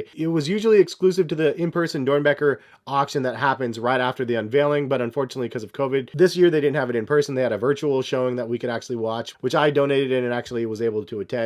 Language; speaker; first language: English; native; English